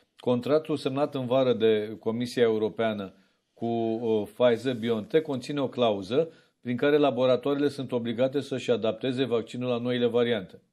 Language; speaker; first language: Romanian; native; Romanian